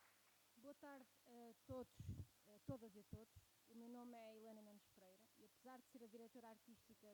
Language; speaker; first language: Portuguese; native; Portuguese